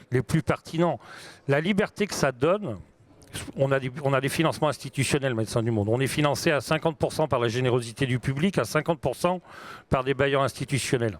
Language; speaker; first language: French; native; French